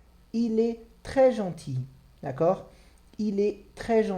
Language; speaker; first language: French; non-native, fluent; Portuguese